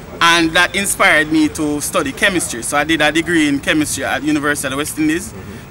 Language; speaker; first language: English; native; English